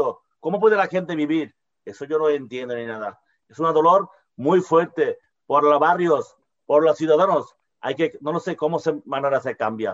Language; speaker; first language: Spanish; non-native, learner; Bangla